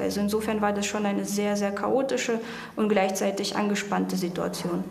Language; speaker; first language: German; native; German